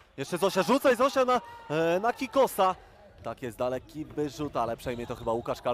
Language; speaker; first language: Polish; native; Polish